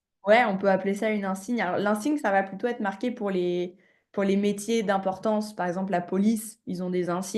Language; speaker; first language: French; native; French